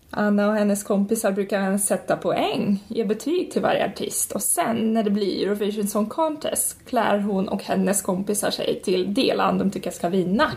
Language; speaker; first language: Swedish; non-native, fluent; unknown